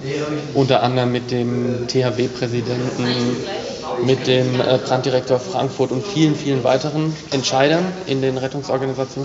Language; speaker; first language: German; native; German